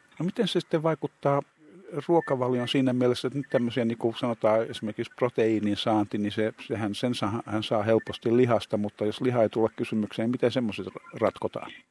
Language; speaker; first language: Finnish; native; Finnish